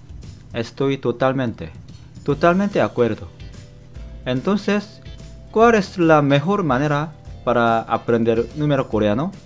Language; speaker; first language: Spanish; non-native, fluent; Korean